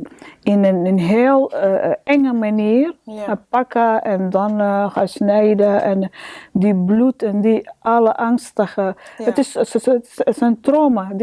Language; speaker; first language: Dutch; non-native, learner; Arabic